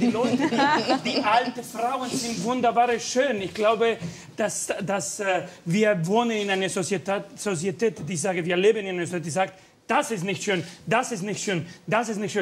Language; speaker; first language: German; non-native, learner; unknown